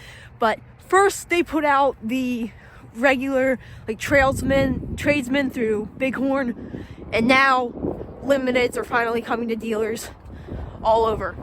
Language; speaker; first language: English; native; English